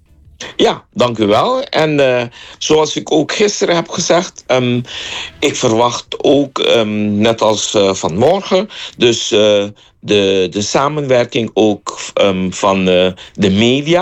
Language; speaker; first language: Dutch; non-native, local second language; Papiamento